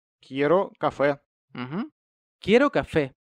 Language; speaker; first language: Spanish; non-native, fluent; Russian